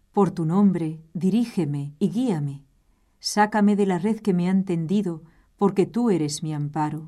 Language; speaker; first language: Spanish; native; Spanish